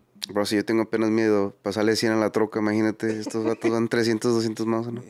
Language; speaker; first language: Spanish; early bilingual, other home language; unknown